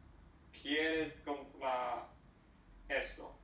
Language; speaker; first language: Spanish; non-native, learner; English